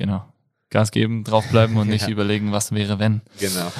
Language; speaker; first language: German; native; German